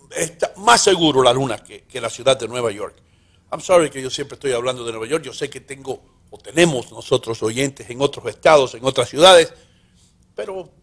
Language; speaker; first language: Spanish; early bilingual, heritage; Spanish